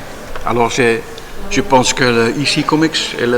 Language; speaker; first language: French; non-native, learner; Dutch